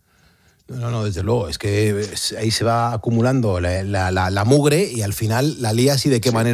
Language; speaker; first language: Spanish; native; Spanish